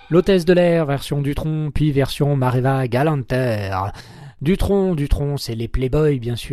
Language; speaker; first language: French; native; French